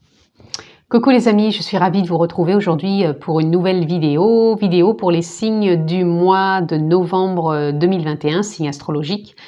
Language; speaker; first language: French; native; French